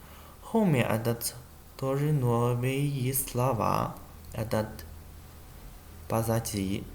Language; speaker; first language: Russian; non-native, learner; Chinese